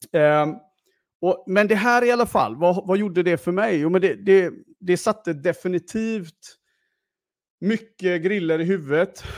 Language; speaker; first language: Swedish; early bilingual, other home language; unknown